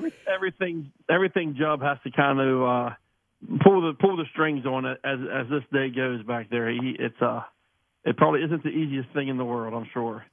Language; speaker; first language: English; native; English